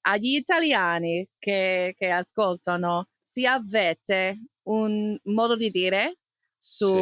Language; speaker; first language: Italian; non-native, learner; English